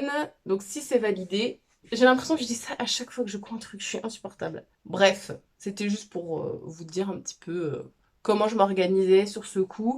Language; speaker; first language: French; native; French